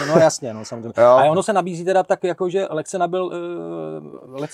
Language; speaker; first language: Czech; native; Czech